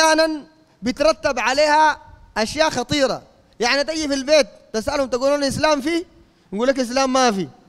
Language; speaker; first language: Arabic; native; Arabic